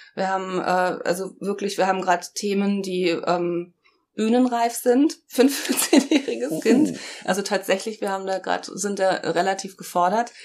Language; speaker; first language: German; native; German